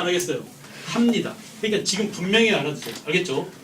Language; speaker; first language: Korean; native; Korean